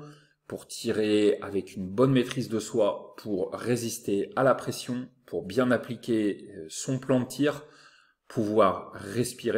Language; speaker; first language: French; native; French